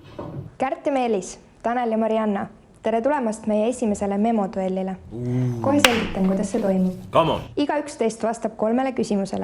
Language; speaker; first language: Estonian; native; Estonian